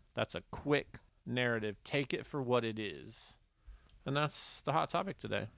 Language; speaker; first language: English; native; English